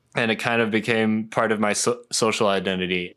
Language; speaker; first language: English; non-native, local second language; Cantonese